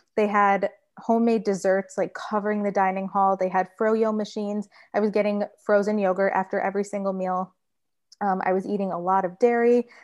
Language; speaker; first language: English; native; English